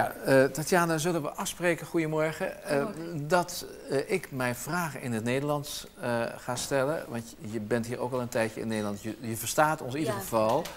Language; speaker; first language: Dutch; native; Dutch